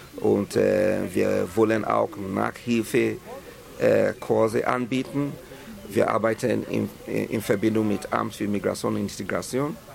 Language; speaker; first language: German; non-native, fluent; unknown